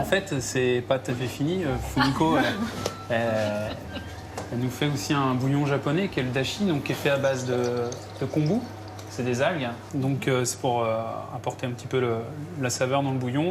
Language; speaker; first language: French; native; French